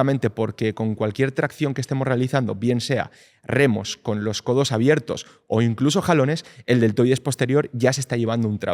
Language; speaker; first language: Spanish; native; Spanish